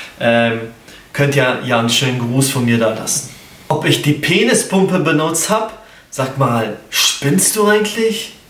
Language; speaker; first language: German; early bilingual, other home language; Polish